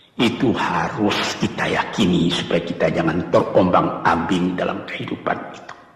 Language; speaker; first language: Indonesian; non-native, local second language; Minangkabau